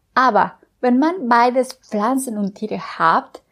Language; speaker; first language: German; non-native, learner; Spanish